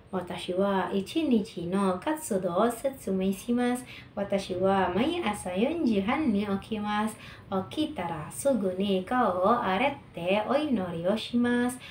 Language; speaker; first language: Japanese; non-native, learner; Indonesian